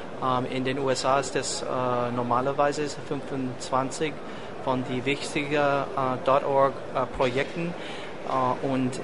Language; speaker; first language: German; non-native, fluent; English